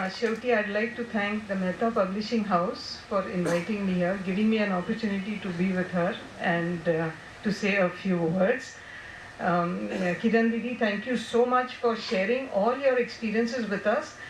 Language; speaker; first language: English; non-native, local second language; Marathi